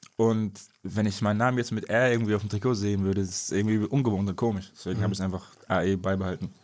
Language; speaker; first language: German; native; German